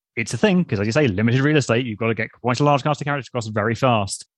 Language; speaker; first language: English; native; English